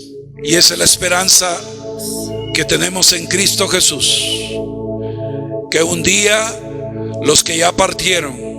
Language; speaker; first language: Spanish; native; Spanish